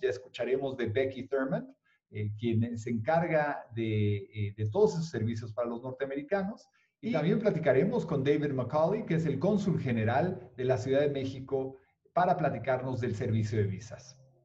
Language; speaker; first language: Spanish; native; Spanish